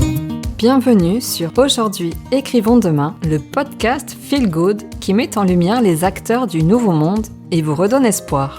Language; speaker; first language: French; native; French